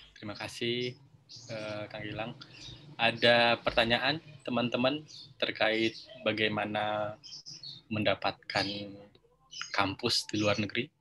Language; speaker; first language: Indonesian; native; Indonesian